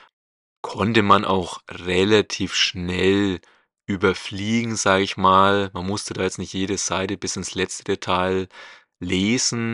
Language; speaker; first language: German; native; German